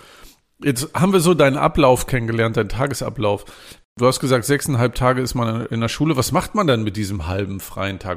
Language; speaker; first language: German; native; German